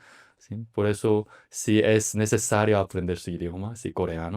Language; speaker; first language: Spanish; non-native, learner; Korean